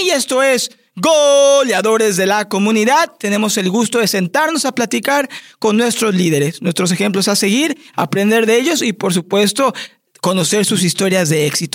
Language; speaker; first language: Spanish; native; Spanish